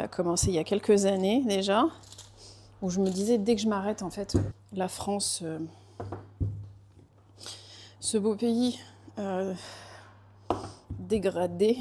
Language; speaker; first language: French; native; French